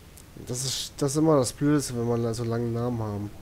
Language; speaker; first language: German; native; German